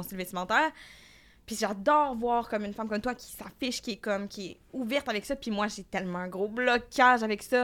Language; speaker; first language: French; native; French